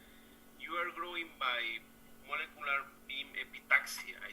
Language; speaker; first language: English; non-native, learner; Spanish